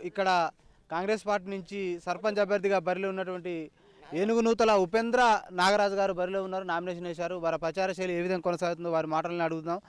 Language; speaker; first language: Telugu; native; Telugu